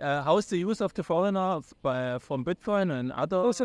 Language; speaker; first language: English; non-native, fluent; German